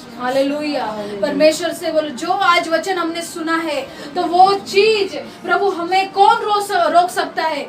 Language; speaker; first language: Hindi; non-native, local second language; Marathi